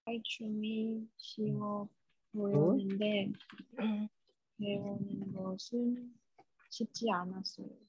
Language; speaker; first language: Korean; non-native, learner; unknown